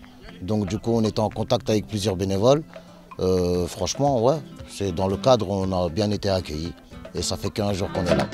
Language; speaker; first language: French; native; French